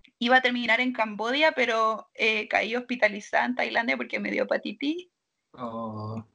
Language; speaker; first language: Spanish; native; Spanish